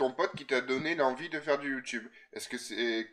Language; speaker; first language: French; native; French